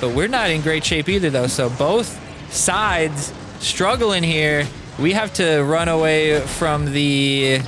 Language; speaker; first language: English; native; English